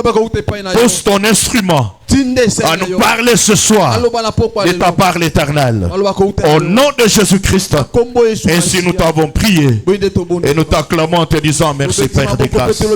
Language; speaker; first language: French; non-native, local second language; Lingala